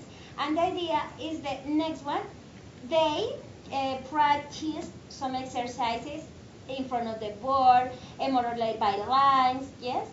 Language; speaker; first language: English; non-native, fluent; Spanish